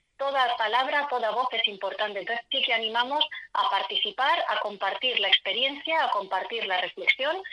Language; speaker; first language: Spanish; native; Spanish